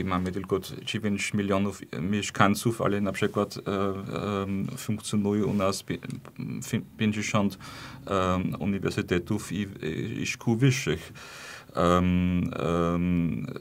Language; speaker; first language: Polish; non-native, fluent; German